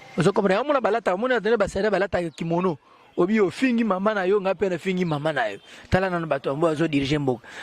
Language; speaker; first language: Lingala; native; Lingala